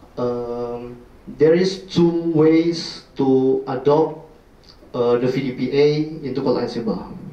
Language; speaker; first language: English; non-native, learner; Indonesian